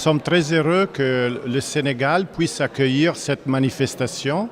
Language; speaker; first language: French; non-native, fluent; Italian